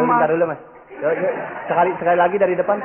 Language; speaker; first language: Indonesian; native; Indonesian